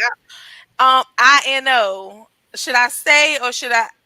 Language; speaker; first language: English; native; English